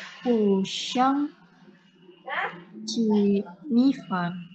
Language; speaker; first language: Chinese; non-native, learner; Indonesian